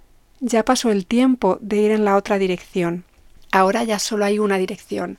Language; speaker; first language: Spanish; native; Spanish